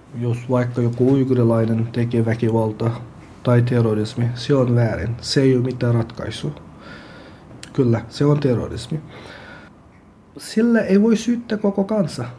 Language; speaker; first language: Finnish; non-native, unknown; Uyghur